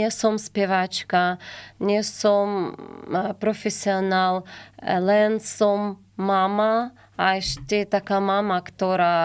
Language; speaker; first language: Slovak; non-native, learner; Ukrainian